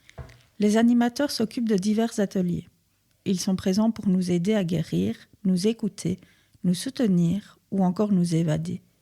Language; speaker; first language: French; native; French